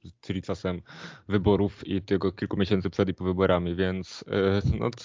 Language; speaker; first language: Polish; native; Polish